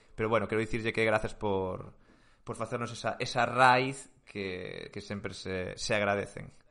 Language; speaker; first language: Galician; non-native, local second language; Spanish